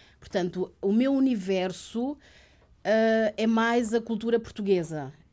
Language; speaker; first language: Portuguese; early bilingual, other home language; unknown